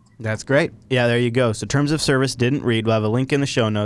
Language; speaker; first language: English; native; English